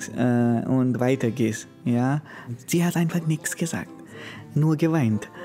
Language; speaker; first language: German; non-native, learner; Konkani